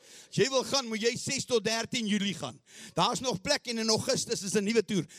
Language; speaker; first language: Afrikaans; early bilingual, heritage; Afrikaans